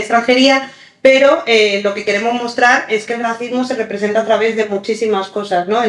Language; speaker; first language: Spanish; early bilingual, other home language; Arabic